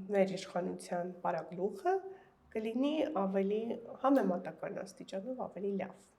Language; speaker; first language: Armenian; native; Armenian